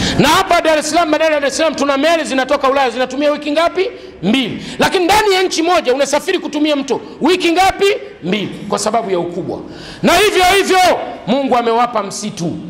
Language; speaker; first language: Swahili; native; Swahili